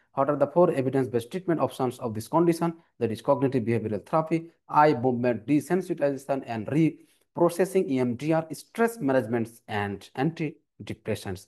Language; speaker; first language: English; non-native, local second language; Bangla